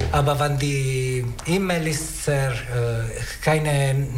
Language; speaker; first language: German; non-native, learner; Italian